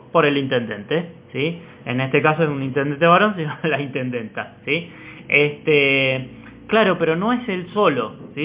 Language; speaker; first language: Spanish; native; Spanish